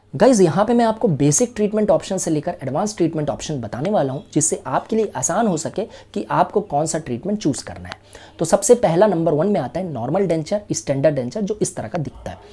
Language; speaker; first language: Hindi; native; Hindi